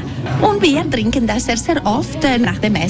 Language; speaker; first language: German; non-native, local second language; Italian